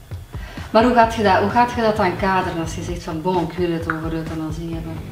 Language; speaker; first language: Dutch; native; Dutch